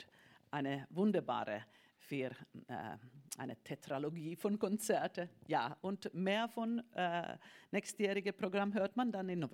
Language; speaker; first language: German; non-native, fluent; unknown